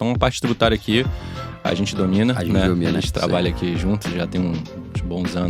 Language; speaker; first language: Portuguese; native; Portuguese